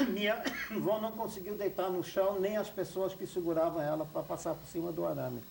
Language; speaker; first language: Portuguese; non-native, fluent; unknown